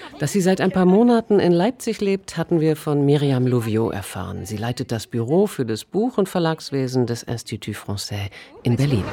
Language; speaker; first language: German; native; German